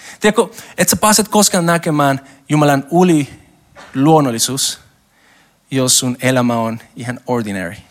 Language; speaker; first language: Finnish; non-native, learner; Spanish